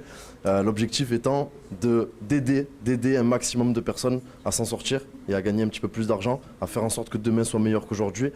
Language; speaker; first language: French; native; French